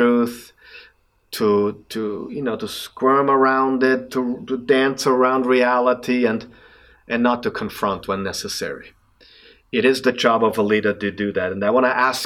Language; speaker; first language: English; non-native, fluent; German